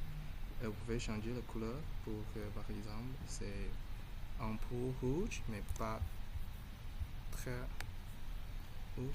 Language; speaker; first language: French; non-native, learner; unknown